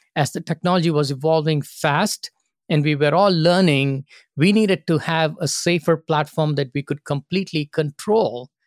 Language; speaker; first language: English; non-native, local second language; Tamil